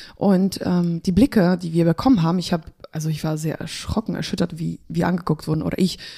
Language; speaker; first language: German; early bilingual, other home language; Polish